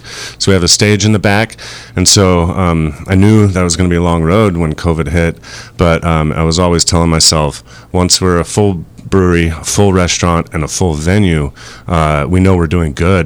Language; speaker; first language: English; native; English